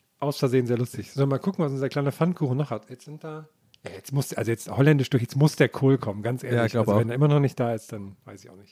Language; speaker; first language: German; native; German